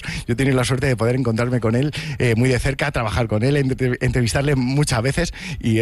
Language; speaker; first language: Spanish; native; Spanish